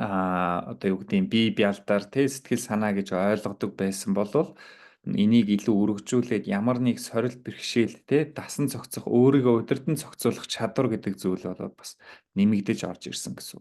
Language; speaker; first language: Mongolian; native; Mongolian